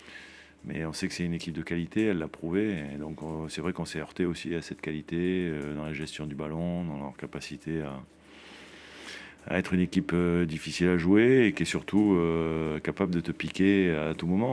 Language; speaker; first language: French; native; French